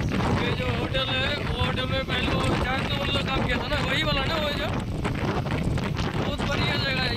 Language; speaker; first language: Hindi; non-native, local second language; Bangla